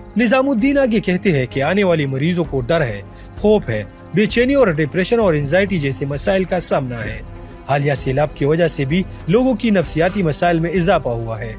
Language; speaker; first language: Urdu; non-native, local second language; Pashto